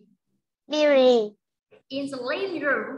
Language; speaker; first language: English; non-native, fluent; Vietnamese